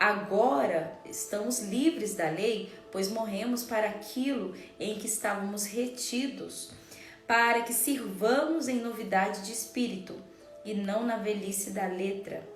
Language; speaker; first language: Portuguese; native; Portuguese